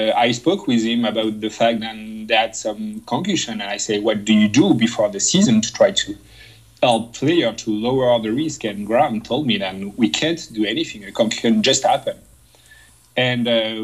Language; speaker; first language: English; non-native, fluent; French